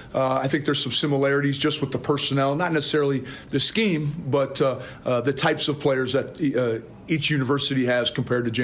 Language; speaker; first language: English; native; English